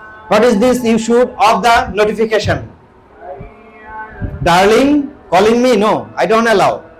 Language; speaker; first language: English; non-native, local second language; Bangla